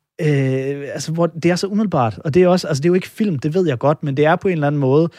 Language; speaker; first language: Danish; native; Danish